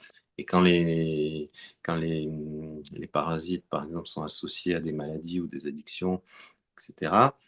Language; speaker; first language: French; native; French